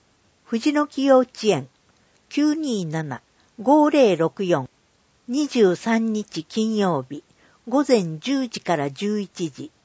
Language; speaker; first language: Japanese; native; Japanese